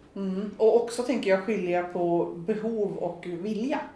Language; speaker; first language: Swedish; native; Swedish